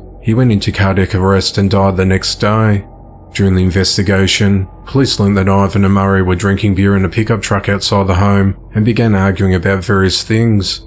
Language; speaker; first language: English; native; English